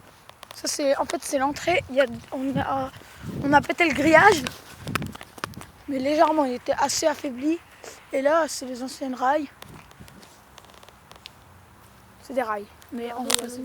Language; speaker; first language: French; native; French